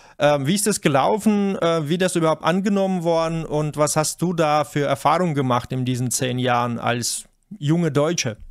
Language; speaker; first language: German; non-native, fluent; Russian